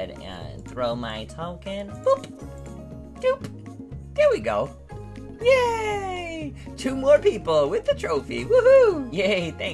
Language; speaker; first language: English; native; English